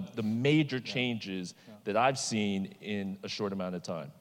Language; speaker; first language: English; native; English